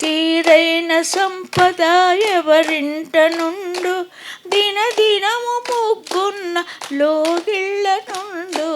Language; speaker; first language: Telugu; native; Telugu